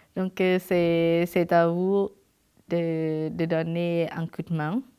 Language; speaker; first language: French; non-native, fluent; Thai